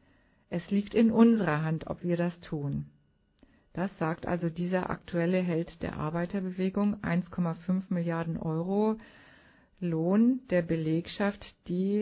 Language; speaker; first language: German; native; German